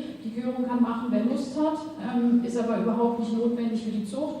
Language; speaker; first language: German; native; German